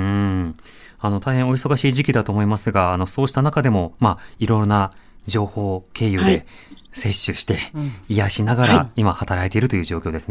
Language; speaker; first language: Japanese; native; Japanese